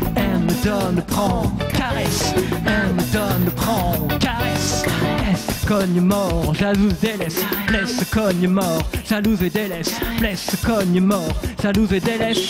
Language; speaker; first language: French; native; French